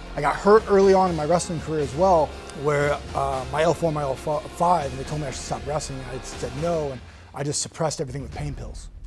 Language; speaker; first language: English; native; English